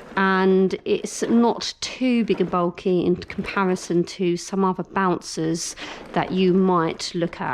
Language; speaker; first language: English; native; English